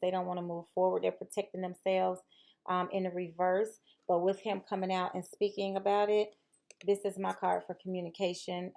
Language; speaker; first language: English; native; English